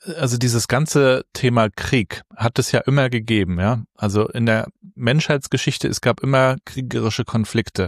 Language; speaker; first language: German; native; German